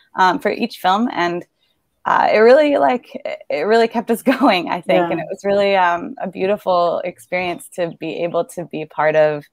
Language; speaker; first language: English; native; English